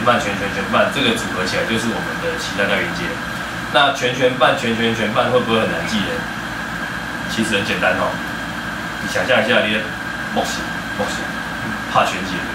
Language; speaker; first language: Chinese; native; Chinese